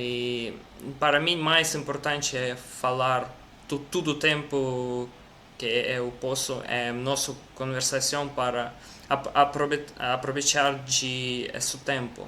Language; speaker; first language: Portuguese; non-native, learner; Russian